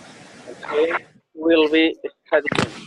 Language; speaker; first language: English; non-native, learner; Spanish